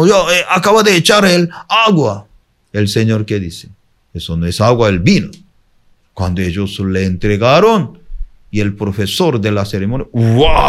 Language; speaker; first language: Spanish; non-native, fluent; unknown